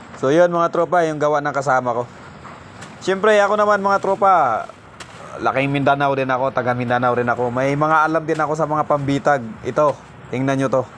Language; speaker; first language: Filipino; non-native, local second language; Cebuano